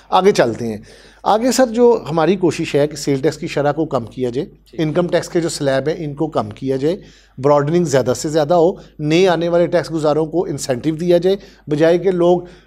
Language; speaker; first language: Urdu; native; Urdu